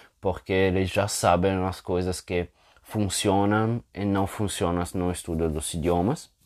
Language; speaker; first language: Portuguese; non-native, fluent; Italian